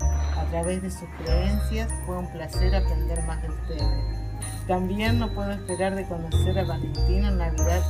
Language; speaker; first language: Spanish; non-native, learner; French